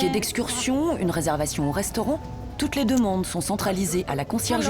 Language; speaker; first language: French; native; French